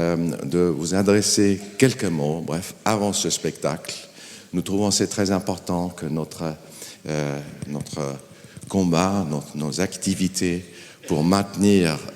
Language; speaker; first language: French; non-native, fluent; German